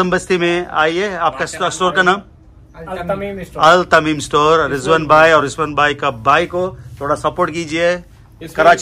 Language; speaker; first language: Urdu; non-native, local second language; Telugu